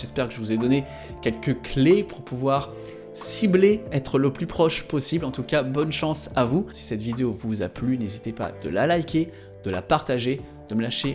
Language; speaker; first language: French; native; French